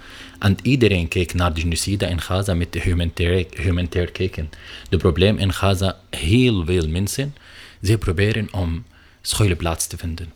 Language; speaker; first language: Dutch; non-native, learner; Arabic